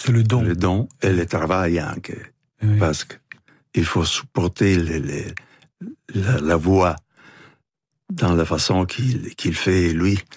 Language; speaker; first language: French; non-native, fluent; Italian